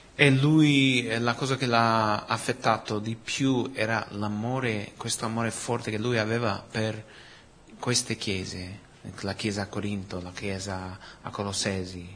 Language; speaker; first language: Italian; non-native, fluent; Spanish